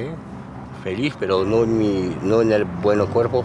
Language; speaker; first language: Spanish; non-native, learner; French